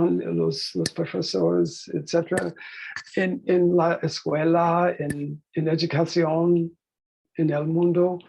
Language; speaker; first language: Spanish; non-native, learner; English